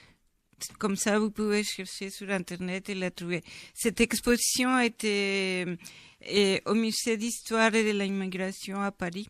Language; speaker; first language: French; non-native, fluent; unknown